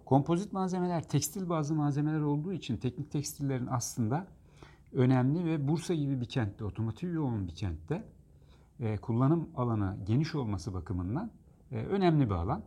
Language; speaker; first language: Turkish; native; Turkish